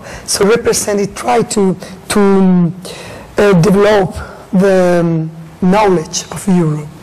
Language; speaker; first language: English; non-native, learner; Spanish